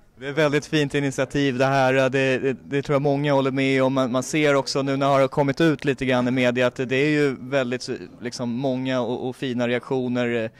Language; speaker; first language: Swedish; native; Swedish